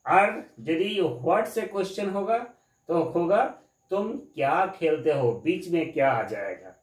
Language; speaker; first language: Hindi; non-native, local second language; Bangla